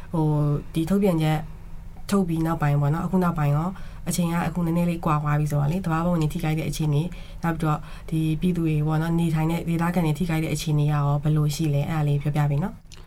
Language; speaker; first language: Burmese; native; Burmese